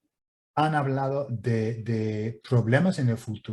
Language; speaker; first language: Spanish; non-native, fluent; English